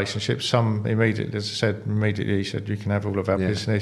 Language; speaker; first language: English; native; English